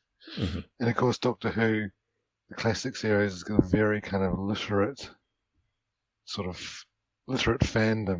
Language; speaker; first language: English; native; English